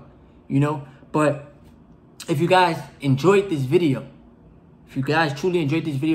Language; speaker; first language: English; native; English